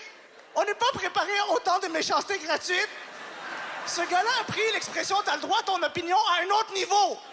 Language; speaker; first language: French; native; French